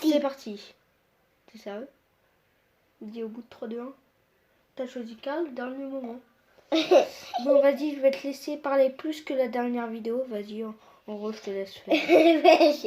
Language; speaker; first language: French; native; French